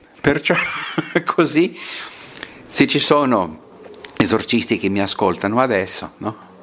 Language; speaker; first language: Italian; non-native, fluent; Portuguese